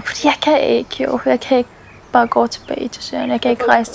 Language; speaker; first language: Danish; early bilingual, other home language; Arabic